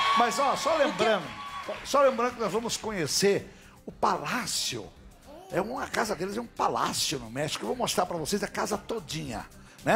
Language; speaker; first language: Portuguese; native; Portuguese